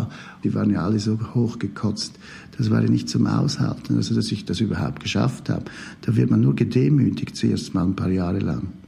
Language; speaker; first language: German; native; German